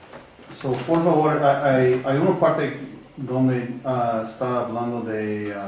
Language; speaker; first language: Spanish; non-native, fluent; English